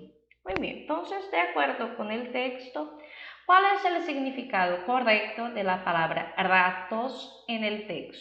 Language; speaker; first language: Spanish; non-native, fluent; Portuguese